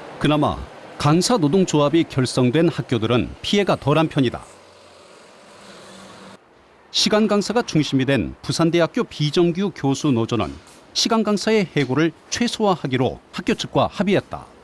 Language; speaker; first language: Korean; native; Korean